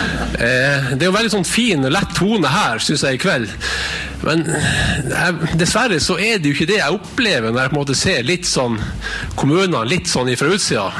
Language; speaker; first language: Norwegian; native; Norwegian